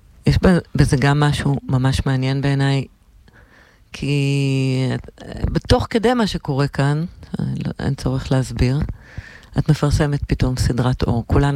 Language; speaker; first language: Hebrew; native; Hebrew